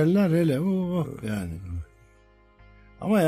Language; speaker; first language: Turkish; native; Turkish